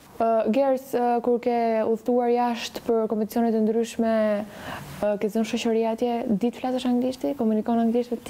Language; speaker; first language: Albanian; native; Albanian